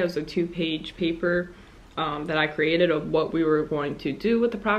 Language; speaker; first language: English; native; English